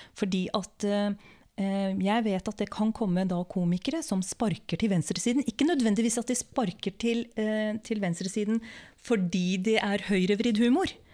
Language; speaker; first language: Norwegian; early bilingual, other home language; Urdu